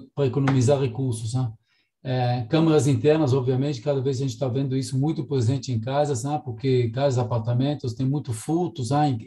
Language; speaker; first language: Portuguese; non-native, fluent; Hebrew